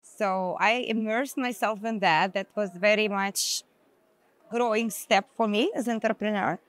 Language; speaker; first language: English; non-native, fluent; Hebrew